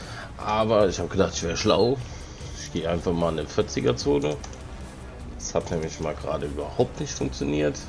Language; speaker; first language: German; native; German